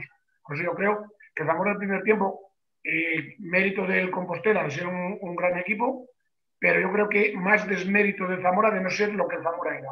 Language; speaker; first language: Spanish; native; Spanish